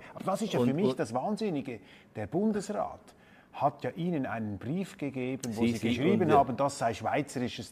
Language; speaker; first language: German; native; German